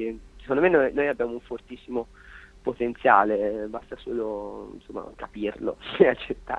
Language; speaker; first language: Italian; native; Italian